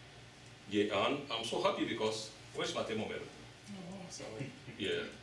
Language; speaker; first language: English; non-native, local second language; French